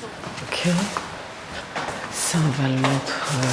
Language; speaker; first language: French; non-native, fluent; Greek